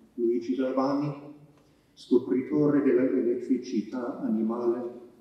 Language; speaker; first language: Italian; non-native, fluent; German